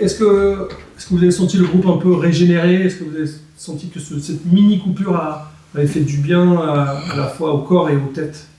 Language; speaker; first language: French; native; French